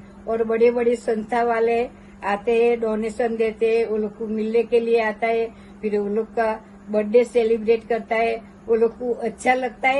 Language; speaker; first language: Hindi; non-native, local second language; Gujarati